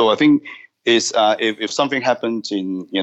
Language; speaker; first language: English; non-native, local second language; Cantonese